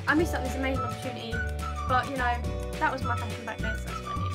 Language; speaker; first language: English; native; English